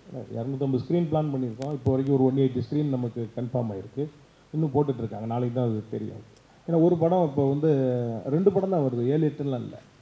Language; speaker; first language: Tamil; native; Tamil